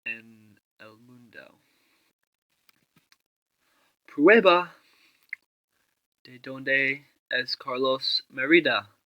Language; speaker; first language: Spanish; non-native, learner; English